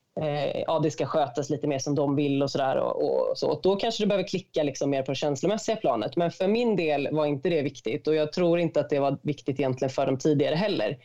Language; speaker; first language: Swedish; native; Swedish